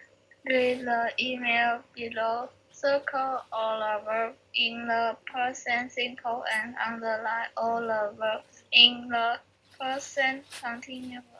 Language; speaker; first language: English; non-native, learner; Chinese